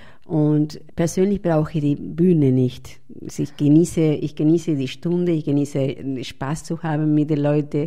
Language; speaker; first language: German; non-native, fluent; Spanish